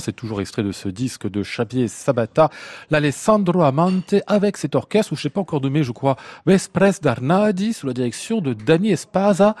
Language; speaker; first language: French; native; French